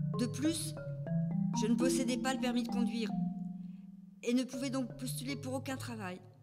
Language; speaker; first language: French; native; French